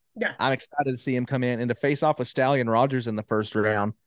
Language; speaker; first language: English; native; English